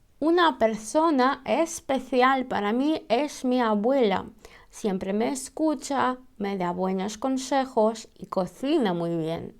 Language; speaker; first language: Spanish; non-native, fluent; Ukrainian